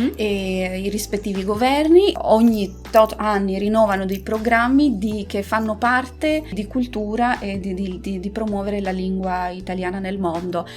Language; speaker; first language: Italian; non-native, fluent; Albanian